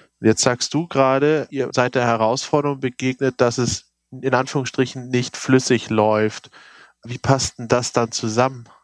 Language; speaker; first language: German; native; German